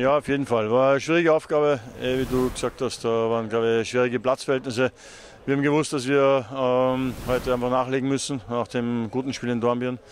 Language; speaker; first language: German; native; German